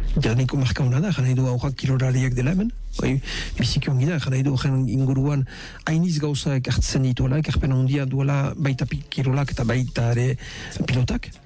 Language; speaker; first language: Basque; native; Basque